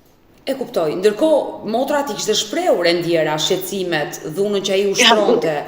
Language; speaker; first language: Albanian; native; Albanian